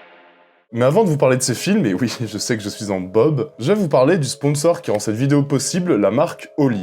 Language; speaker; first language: French; native; French